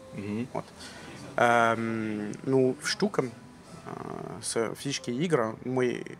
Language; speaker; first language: Russian; non-native, learner; French